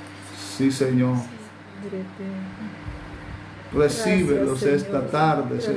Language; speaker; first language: Spanish; native; Spanish